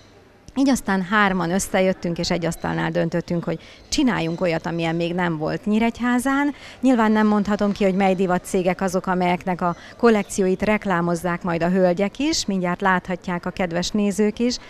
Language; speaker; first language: Hungarian; native; Hungarian